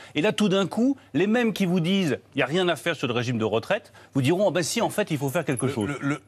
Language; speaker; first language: French; native; French